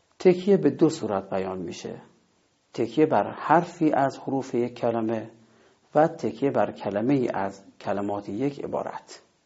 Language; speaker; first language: Persian; native; Persian